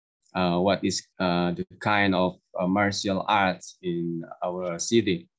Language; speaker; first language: English; non-native, learner; Indonesian